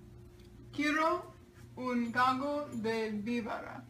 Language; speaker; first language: Spanish; non-native, learner; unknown